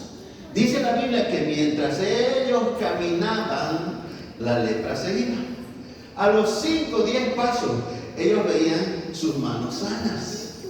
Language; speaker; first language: Spanish; native; Spanish